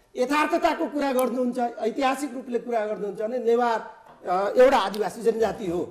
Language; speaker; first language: Nepali; non-native, local second language; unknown